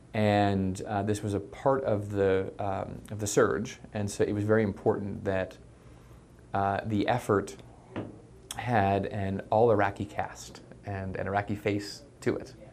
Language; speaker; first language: English; native; English